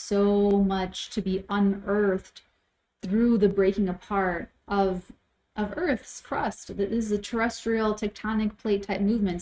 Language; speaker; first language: English; native; English